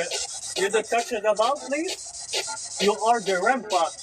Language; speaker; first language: English; non-native, local second language; French